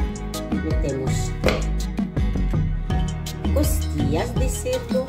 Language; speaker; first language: Spanish; non-native, learner; Ukrainian